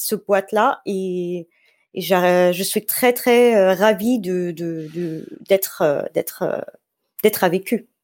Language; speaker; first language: French; non-native, fluent; Arabic